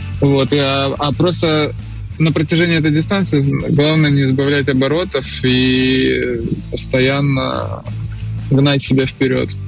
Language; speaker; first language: Russian; native; Russian